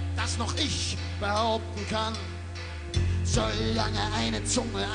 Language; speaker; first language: German; native; German